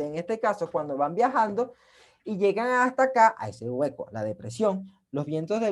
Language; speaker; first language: Spanish; native; Spanish